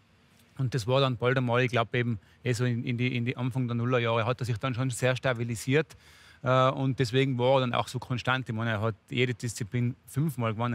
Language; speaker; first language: German; native; German